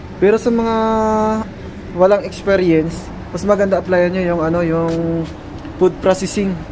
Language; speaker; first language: Filipino; native; Filipino